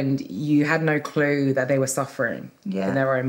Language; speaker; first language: English; native; English